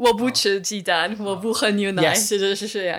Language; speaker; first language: Chinese; non-native, learner; English